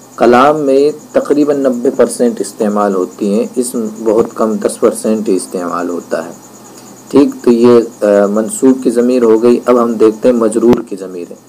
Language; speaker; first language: Urdu; native; Urdu